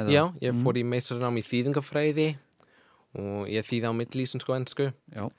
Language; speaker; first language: Icelandic; non-native, fluent; English